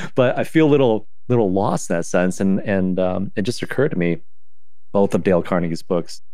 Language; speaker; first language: English; non-native, fluent; Chinese